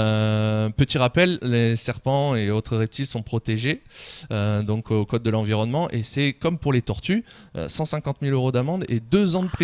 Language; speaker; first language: French; native; French